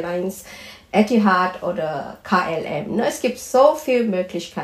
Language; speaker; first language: German; non-native, fluent; Malay